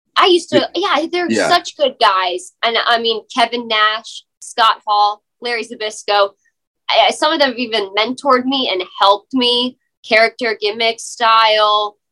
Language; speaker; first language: English; native; English